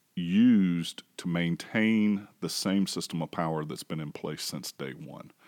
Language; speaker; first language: English; native; English